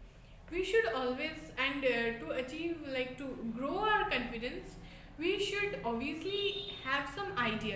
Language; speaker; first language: English; non-native, local second language; Bangla